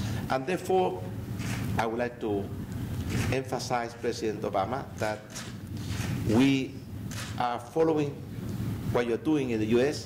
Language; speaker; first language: English; non-native, fluent; Spanish